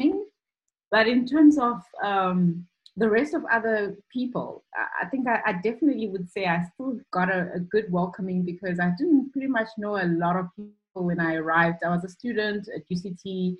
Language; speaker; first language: English; non-native, local second language; Shona